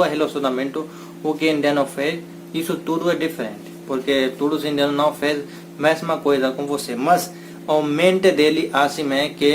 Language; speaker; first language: Portuguese; non-native, learner; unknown